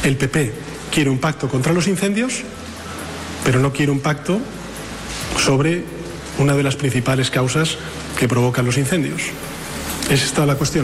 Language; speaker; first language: Spanish; native; Spanish